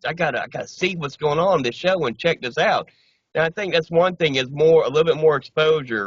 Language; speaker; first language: English; native; English